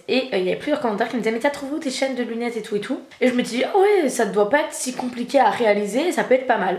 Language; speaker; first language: French; native; French